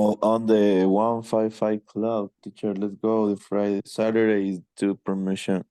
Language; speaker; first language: English; non-native, learner; Spanish